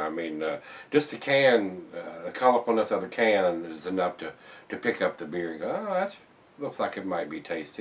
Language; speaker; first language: English; native; English